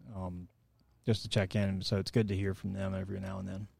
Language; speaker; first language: English; native; English